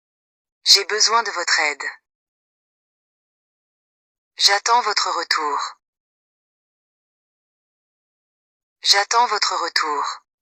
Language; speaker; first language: French; non-native, local second language; Wolof